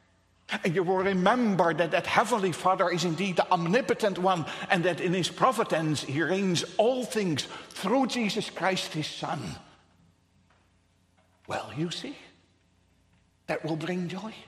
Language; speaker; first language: English; non-native, fluent; Dutch